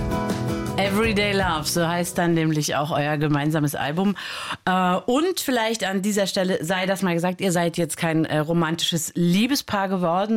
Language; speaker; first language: German; native; German